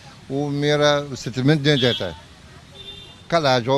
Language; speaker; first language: Hindi; non-native, learner; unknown